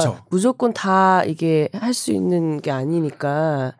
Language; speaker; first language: Korean; native; Korean